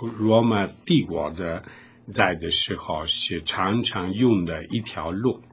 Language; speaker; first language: Chinese; non-native, fluent; Italian